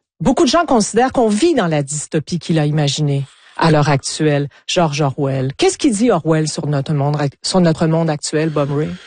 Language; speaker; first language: French; native; French